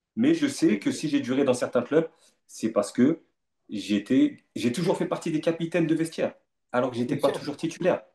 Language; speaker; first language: French; native; French